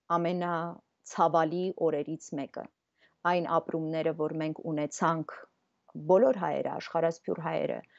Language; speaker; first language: Armenian; native; Armenian